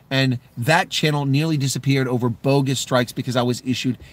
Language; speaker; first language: English; native; English